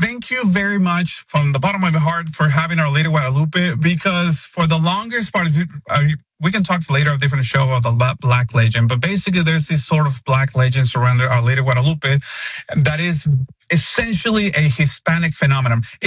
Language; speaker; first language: English; non-native, fluent; Spanish